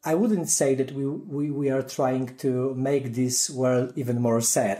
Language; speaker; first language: English; non-native, fluent; Polish